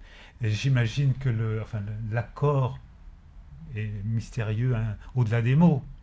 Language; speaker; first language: French; native; French